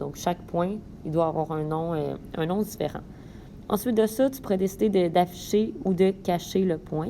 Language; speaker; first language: French; native; French